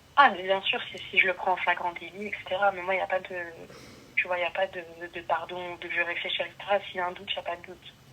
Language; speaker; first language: French; early bilingual, other home language; Arabic